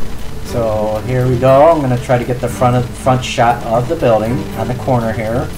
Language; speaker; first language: English; native; English